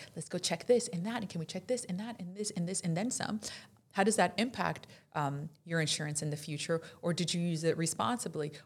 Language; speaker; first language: English; non-native, fluent; Spanish